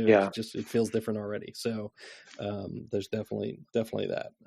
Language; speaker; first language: English; native; English